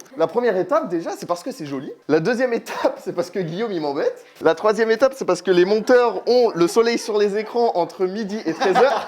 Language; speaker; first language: French; native; French